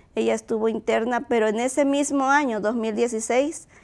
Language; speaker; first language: Spanish; native; Spanish